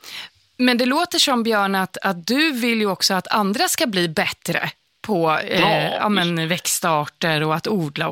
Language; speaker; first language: Swedish; native; Swedish